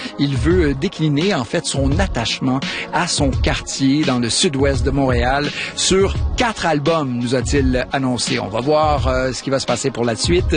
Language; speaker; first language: French; native; French